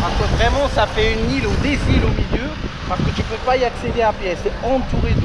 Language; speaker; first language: French; native; French